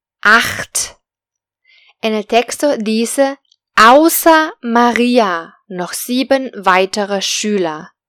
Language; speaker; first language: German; non-native, fluent; Spanish